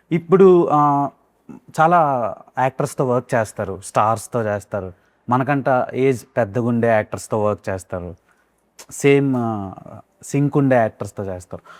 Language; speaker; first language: Telugu; native; Telugu